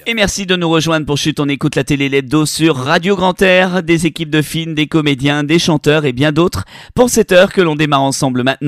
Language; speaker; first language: French; native; French